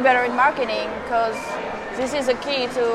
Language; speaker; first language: English; non-native, fluent; French